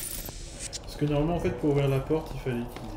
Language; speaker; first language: French; native; French